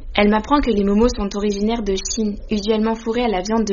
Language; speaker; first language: French; native; French